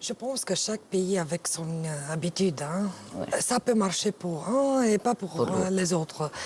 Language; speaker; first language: French; non-native, fluent; Romanian